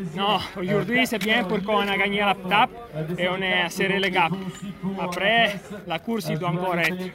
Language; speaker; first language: French; non-native, learner; Italian